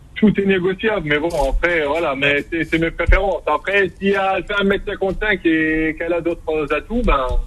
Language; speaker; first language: French; non-native, local second language; Kabyle